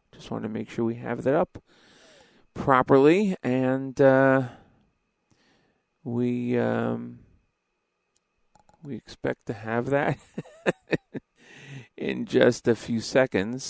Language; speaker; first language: English; native; English